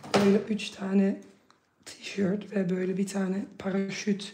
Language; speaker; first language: Turkish; early bilingual, other home language; Dutch